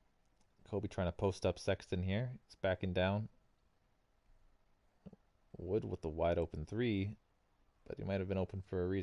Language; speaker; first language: English; native; English